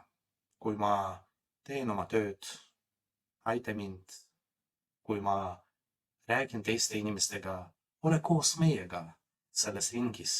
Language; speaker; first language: Estonian; non-native, fluent; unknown